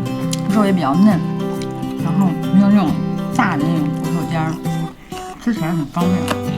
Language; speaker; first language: Chinese; native; Chinese